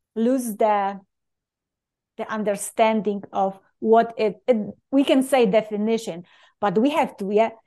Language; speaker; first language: English; non-native, fluent; Polish